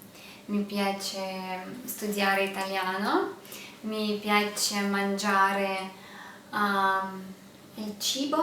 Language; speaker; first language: Italian; non-native, learner; Russian